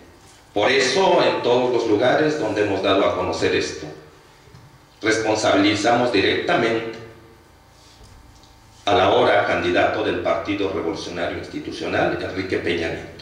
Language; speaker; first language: Spanish; native; Spanish